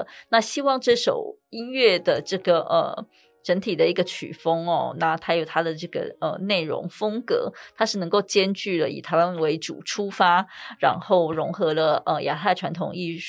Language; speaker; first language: Chinese; native; Chinese